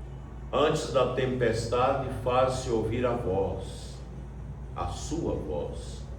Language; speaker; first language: Portuguese; native; Portuguese